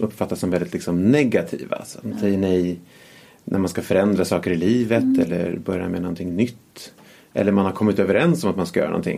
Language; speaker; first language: Swedish; native; Swedish